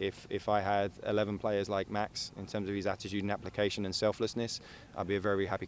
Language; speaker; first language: English; native; English